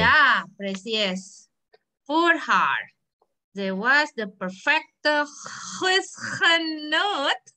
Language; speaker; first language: Dutch; non-native, learner; Indonesian